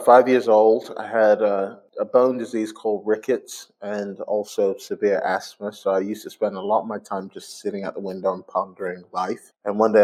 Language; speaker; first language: English; native; English